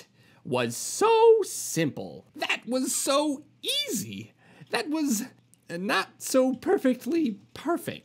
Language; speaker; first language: English; native; English